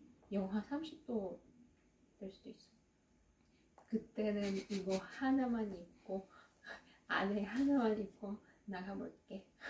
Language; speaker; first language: Korean; non-native, fluent; Russian